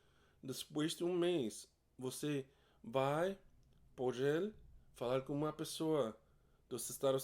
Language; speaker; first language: Portuguese; non-native, learner; English